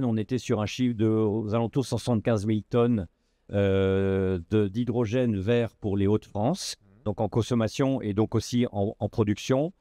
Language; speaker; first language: French; native; French